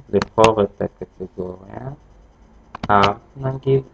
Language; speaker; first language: Hebrew; non-native, fluent; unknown